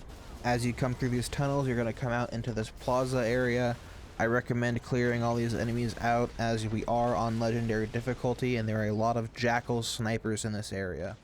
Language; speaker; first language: English; native; English